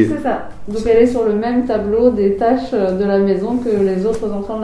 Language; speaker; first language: French; native; French